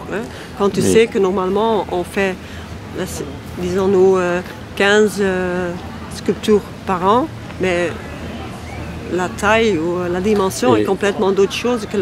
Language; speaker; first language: French; non-native, local second language; Dutch